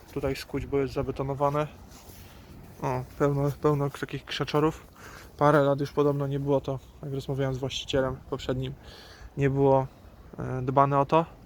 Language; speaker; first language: Polish; native; Polish